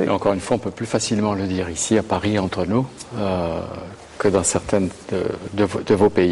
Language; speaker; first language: French; native; French